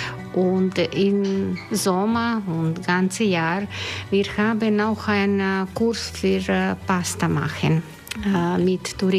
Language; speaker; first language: German; non-native, learner; Croatian